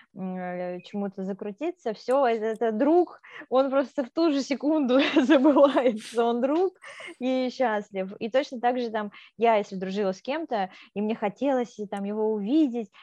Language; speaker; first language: Russian; native; Russian